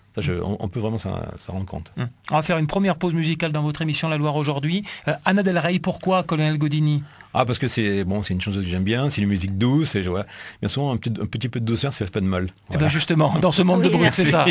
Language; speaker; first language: French; native; French